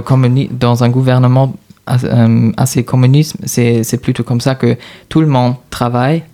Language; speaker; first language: French; non-native, fluent; German